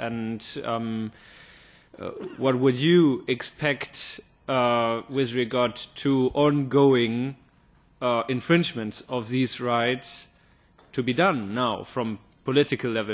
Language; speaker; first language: English; non-native, fluent; German